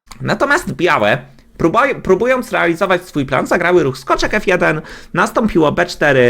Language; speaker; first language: Polish; native; Polish